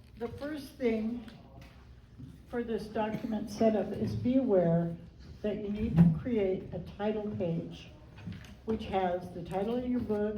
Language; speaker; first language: English; native; English